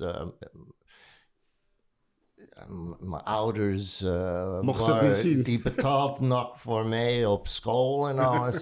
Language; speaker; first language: Dutch; non-native, learner; English